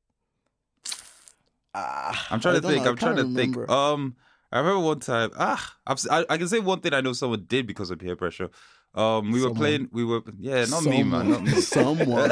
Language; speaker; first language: English; native; English